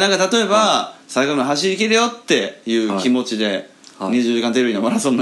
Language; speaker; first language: Japanese; native; Japanese